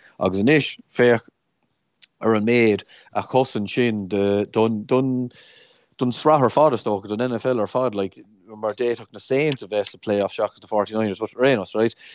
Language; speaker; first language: Irish; native; Irish